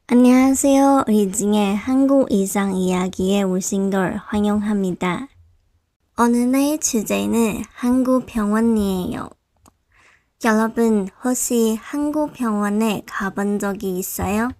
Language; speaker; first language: Korean; non-native, local second language; Chinese